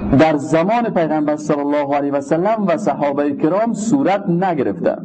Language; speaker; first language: Persian; native; Persian